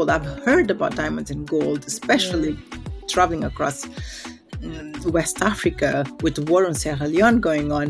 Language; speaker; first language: English; non-native, fluent; Upper Guinea Crioulo